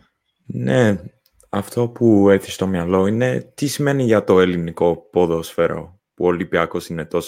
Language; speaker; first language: Greek; non-native, learner; English